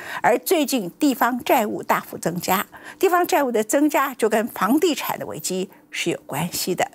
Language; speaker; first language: Chinese; native; Chinese